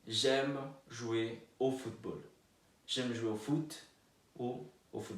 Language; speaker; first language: French; non-native, fluent; Portuguese